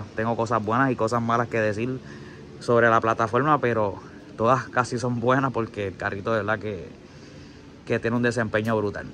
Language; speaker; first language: Spanish; native; Spanish